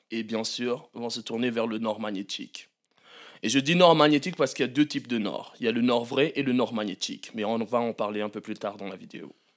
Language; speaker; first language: French; non-native, local second language; Malagasy